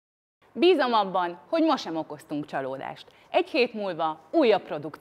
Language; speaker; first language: Hungarian; native; Hungarian